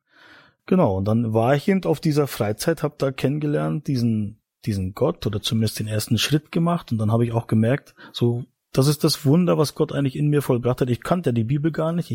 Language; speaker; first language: German; native; German